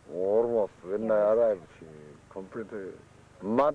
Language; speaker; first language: English; non-native, learner; Japanese